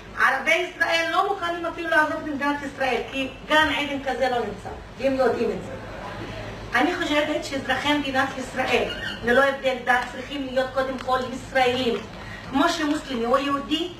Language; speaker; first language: Hebrew; non-native, local second language; Arabic